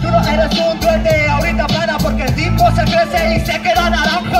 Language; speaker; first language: Spanish; native; Spanish